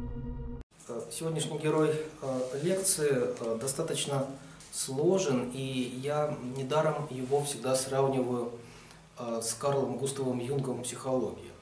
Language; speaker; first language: Russian; native; Russian